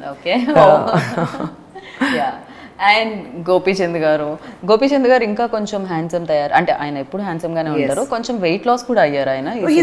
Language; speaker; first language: Telugu; native; Telugu